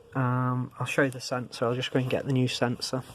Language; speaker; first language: English; native; English